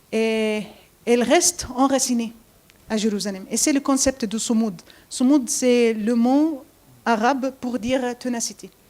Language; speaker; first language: French; non-native, fluent; Arabic